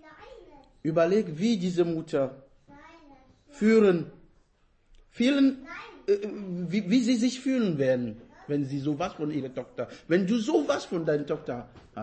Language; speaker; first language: German; non-native, fluent; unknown